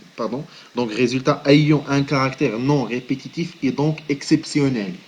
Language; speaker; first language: French; non-native, local second language; Arabic